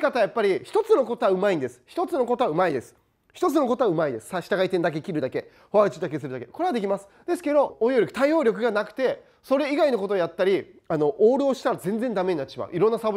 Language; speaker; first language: Japanese; native; Japanese